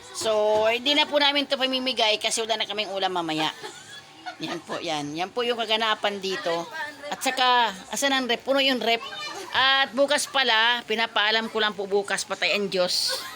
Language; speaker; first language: Filipino; non-native, local second language; Masbatenyo